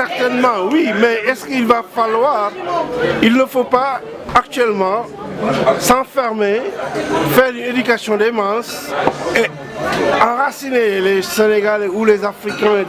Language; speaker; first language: French; non-native, local second language; Wolof